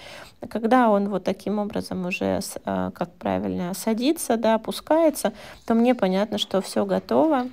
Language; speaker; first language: Russian; native; Russian